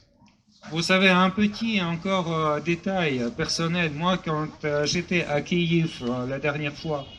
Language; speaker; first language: French; non-native, fluent; Ukrainian